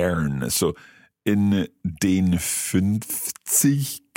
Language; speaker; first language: German; non-native, learner; English